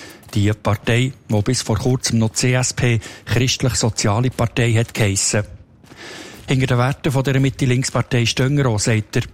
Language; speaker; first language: German; native; German